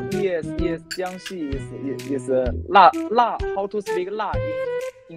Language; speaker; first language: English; non-native, learner; Chinese